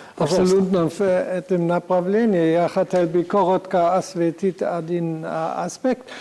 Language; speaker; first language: Russian; non-native, learner; German